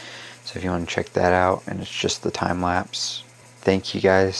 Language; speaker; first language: English; native; English